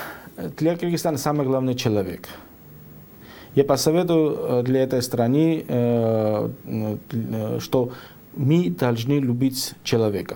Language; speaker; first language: Russian; non-native, fluent; Georgian